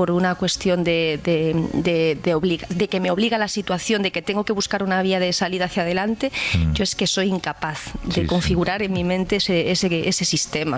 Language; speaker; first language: Spanish; native; Spanish